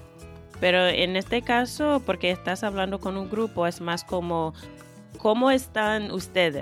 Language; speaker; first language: Spanish; non-native, fluent; English